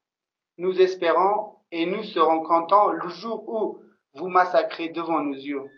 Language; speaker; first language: French; non-native, local second language; Persian